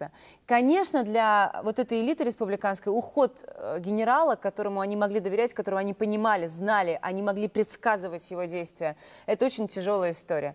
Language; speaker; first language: Russian; native; Russian